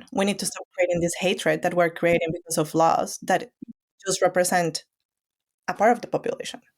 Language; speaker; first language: English; non-native, fluent; Spanish